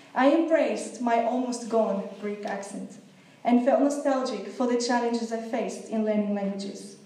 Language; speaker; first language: English; non-native, fluent; Greek